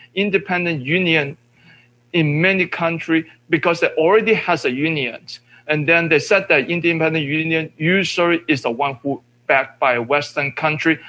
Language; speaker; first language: English; non-native, local second language; Cantonese